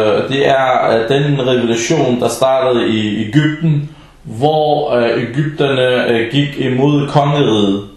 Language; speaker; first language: Danish; early bilingual, other home language; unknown